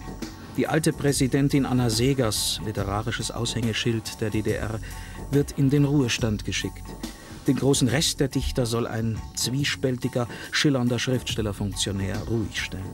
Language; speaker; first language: German; native; German